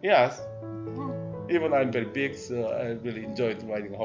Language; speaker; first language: English; non-native, learner; Korean